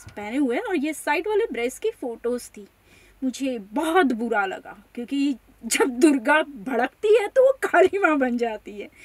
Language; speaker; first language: Hindi; non-native, local second language; Marathi